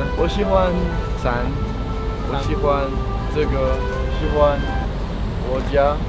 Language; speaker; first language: Chinese; non-native, learner; French